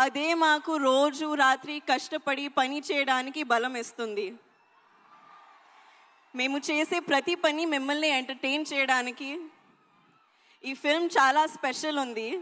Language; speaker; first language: Telugu; non-native, learner; Hindi